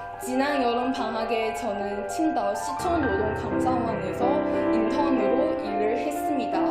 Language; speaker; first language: Korean; non-native, fluent; Chinese